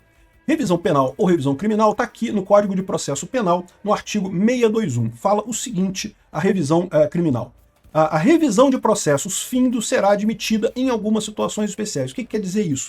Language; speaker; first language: Portuguese; native; Portuguese